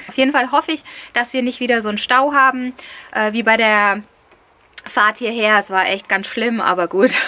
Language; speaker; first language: German; early bilingual, other home language; Italian